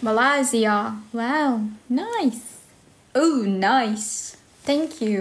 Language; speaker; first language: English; non-native, learner; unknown